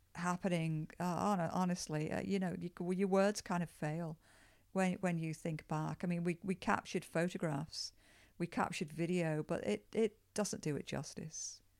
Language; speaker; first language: English; native; English